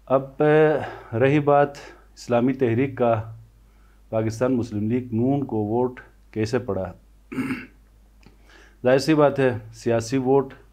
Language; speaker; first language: Urdu; non-native, local second language; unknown